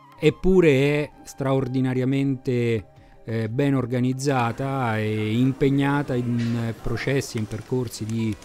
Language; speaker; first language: Italian; native; Italian